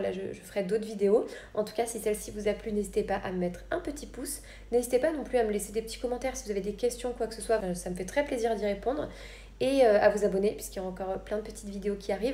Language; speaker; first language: French; native; French